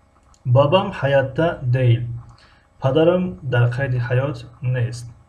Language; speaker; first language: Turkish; non-native, fluent; Tajik